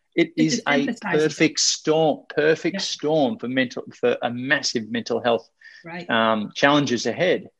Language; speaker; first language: English; native; English